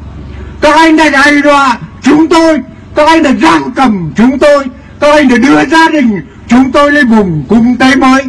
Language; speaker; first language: Vietnamese; native; Vietnamese